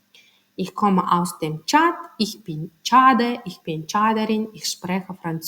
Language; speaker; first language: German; non-native, fluent; Turkmen